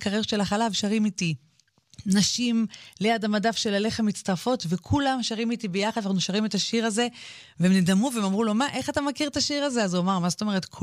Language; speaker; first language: Hebrew; native; Hebrew